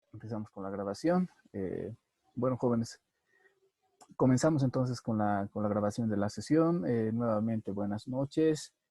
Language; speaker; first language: Spanish; native; Spanish